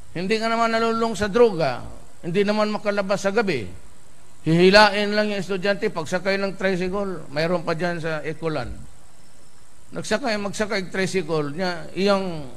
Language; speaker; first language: Filipino; non-native, local second language; Cebuano